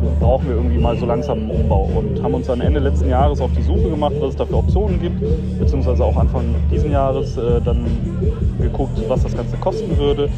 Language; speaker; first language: German; native; German